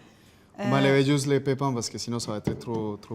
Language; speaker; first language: French; non-native, fluent; Spanish